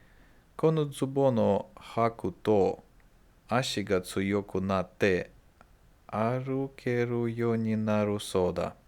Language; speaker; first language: Japanese; non-native, learner; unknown